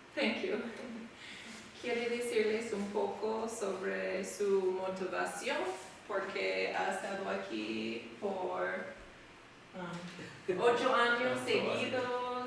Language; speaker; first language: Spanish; non-native, fluent; English